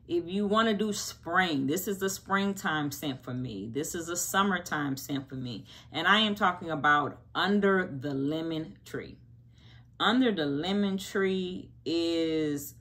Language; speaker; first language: English; native; English